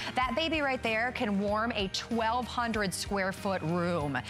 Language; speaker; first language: English; native; English